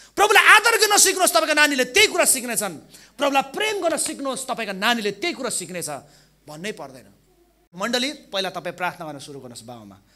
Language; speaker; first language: Nepali; non-native, local second language; Limburgish